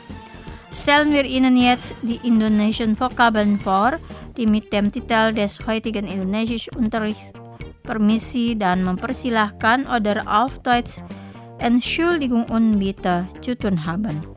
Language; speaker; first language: German; non-native, fluent; Indonesian